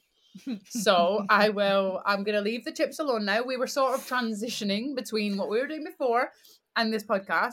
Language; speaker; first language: English; native; English